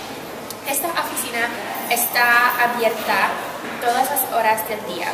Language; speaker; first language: Spanish; non-native, learner; English